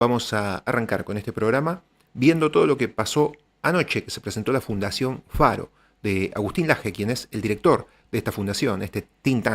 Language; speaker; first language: Spanish; native; Spanish